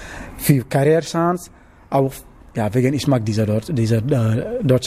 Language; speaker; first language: German; non-native, fluent; Wolof